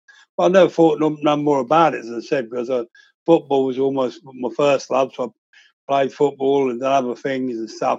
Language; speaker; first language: English; native; English